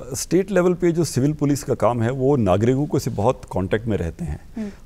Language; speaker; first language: Hindi; native; Hindi